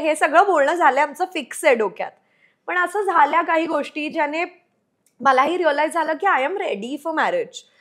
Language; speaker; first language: Marathi; non-native, local second language; Marwari